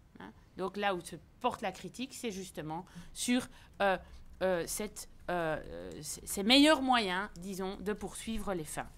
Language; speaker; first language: French; native; French